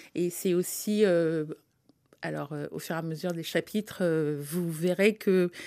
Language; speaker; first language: French; native; French